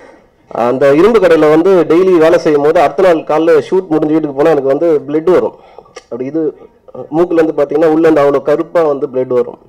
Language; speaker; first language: Tamil; native; Tamil